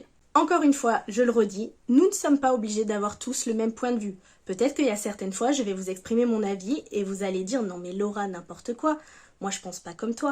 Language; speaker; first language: French; native; French